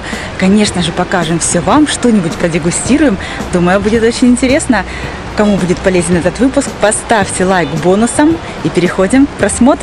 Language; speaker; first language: Russian; native; Russian